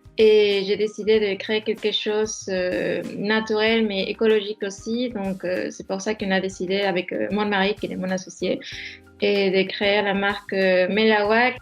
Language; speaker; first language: French; non-native, fluent; Spanish